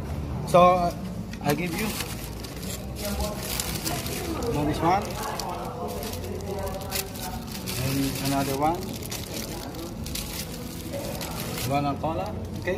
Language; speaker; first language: English; non-native, learner; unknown